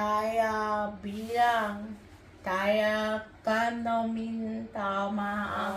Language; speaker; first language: Indonesian; non-native, learner; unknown